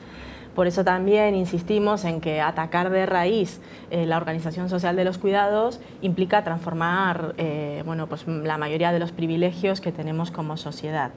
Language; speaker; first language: Spanish; native; Spanish